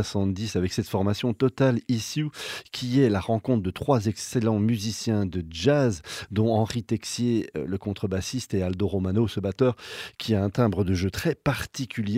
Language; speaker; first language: French; native; French